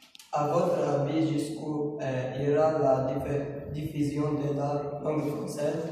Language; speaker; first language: French; non-native, local second language; Arabic